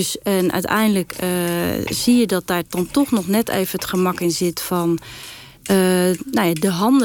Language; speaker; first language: Dutch; native; Dutch